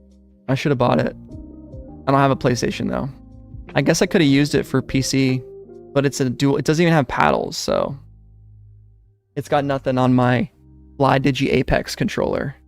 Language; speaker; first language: English; native; English